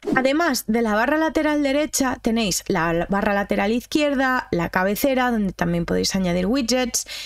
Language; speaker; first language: Spanish; native; Spanish